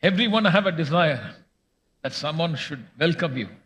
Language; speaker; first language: English; non-native, local second language; Tamil